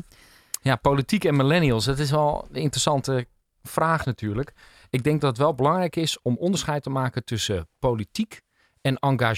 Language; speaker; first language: Dutch; native; Dutch